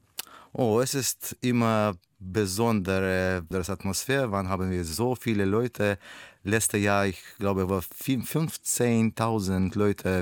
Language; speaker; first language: German; non-native, fluent; Russian